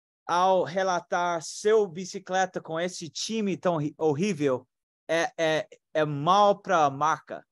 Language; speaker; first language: Portuguese; non-native, fluent; English